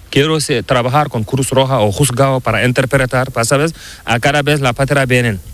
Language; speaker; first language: Spanish; non-native, learner; Fula